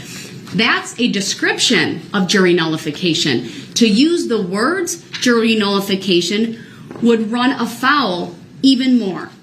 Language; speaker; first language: English; native; English